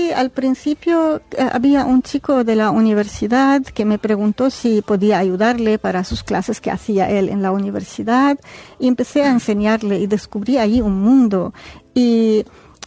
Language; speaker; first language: Spanish; non-native, fluent; Arabic